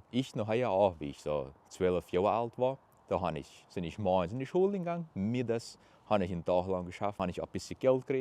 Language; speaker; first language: German; early bilingual, heritage; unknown